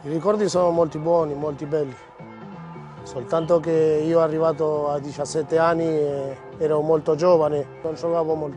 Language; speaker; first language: Italian; non-native, fluent; Spanish